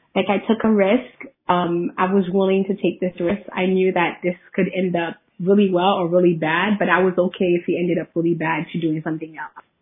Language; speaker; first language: English; early bilingual, other home language; Haitian Creole